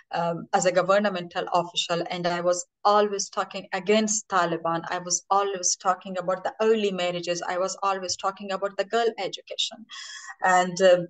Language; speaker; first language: English; non-native, fluent; Persian